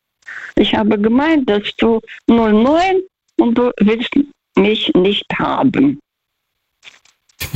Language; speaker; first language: German; non-native, fluent; Russian